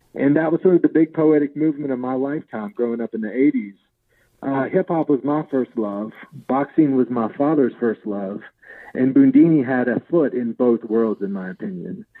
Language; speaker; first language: English; native; English